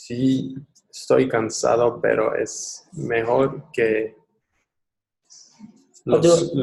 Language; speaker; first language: Spanish; non-native, learner; English